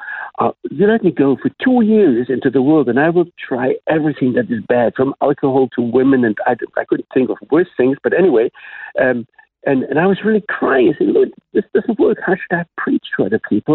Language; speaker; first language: English; non-native, fluent; German